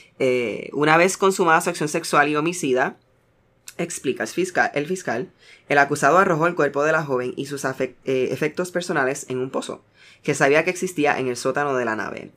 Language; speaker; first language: Spanish; early bilingual, heritage; Spanish